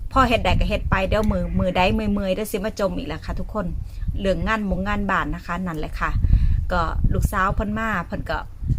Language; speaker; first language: Thai; native; Thai